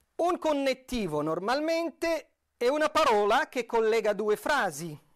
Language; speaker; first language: Italian; non-native, fluent; Arabic